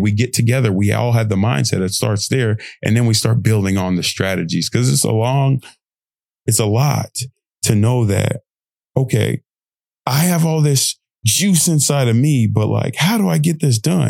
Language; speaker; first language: English; native; English